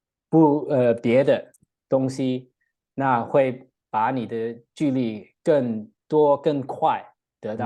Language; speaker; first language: Chinese; non-native, learner; English